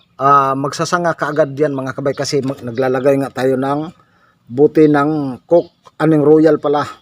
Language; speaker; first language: Filipino; native; Filipino